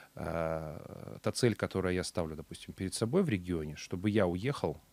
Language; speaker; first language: Russian; native; Russian